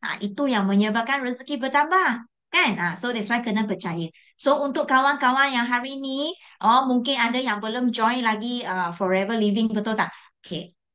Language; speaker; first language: Malay; non-native, local second language; Chinese